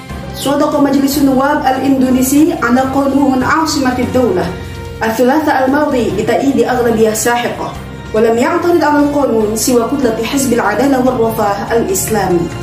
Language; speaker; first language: Arabic; non-native, learner; Indonesian